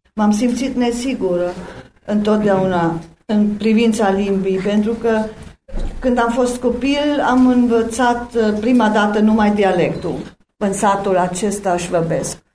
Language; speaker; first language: Romanian; non-native, local second language; German